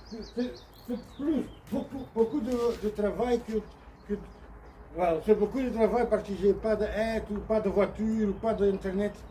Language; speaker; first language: French; non-native, learner; Dutch